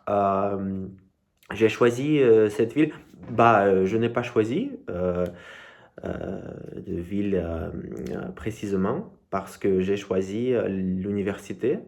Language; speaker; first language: French; non-native, learner; Russian